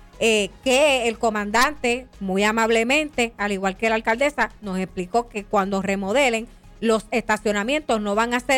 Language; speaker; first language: Spanish; native; Spanish